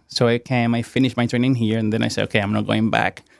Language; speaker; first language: English; non-native, fluent; Spanish